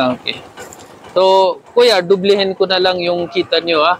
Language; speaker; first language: Filipino; non-native, learner; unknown